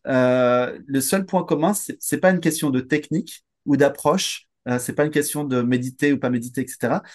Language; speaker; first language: French; native; French